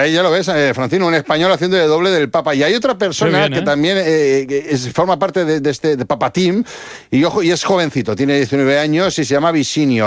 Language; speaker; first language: Spanish; native; Spanish